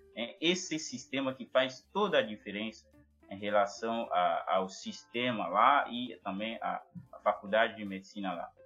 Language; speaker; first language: Portuguese; non-native, fluent; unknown